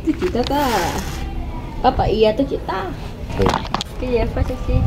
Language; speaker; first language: Chinese; non-native, learner; Lao